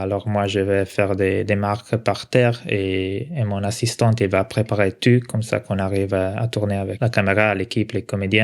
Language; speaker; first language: French; non-native, local second language; Italian